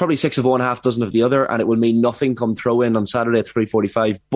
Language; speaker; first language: English; native; English